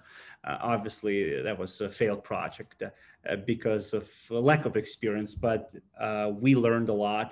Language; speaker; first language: English; non-native, fluent; Ukrainian